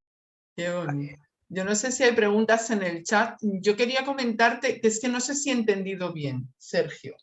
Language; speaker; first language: Spanish; native; Spanish